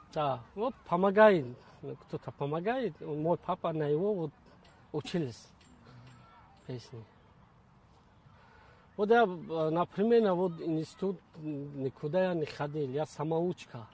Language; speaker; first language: Russian; non-native, learner; Tajik